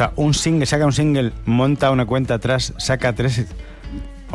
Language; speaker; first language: Spanish; native; Spanish